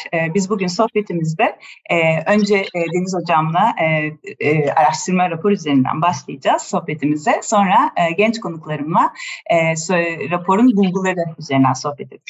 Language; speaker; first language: Turkish; native; Turkish